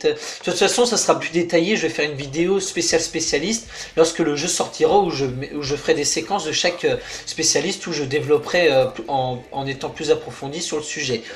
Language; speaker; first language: French; native; French